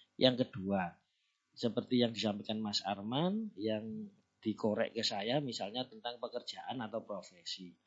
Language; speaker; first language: Indonesian; non-native, local second language; Javanese